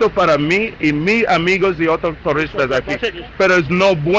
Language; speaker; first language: Spanish; non-native, learner; English